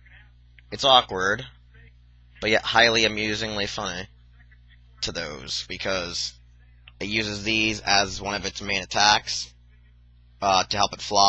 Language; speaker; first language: English; native; English